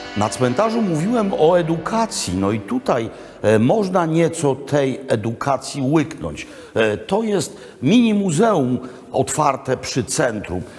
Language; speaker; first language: Polish; native; Polish